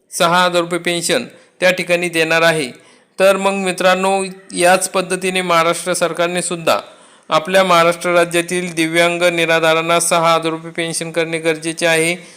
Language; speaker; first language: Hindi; non-native, local second language; Marathi